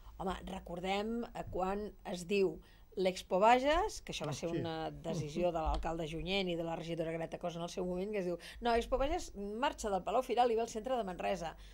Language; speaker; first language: Catalan; native; Catalan